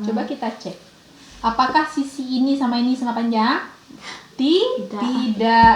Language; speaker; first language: Indonesian; native; Indonesian